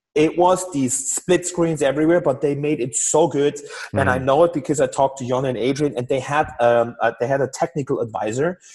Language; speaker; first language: English; non-native, fluent; German